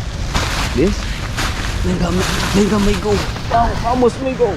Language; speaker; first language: Spanish; non-native, learner; Filipino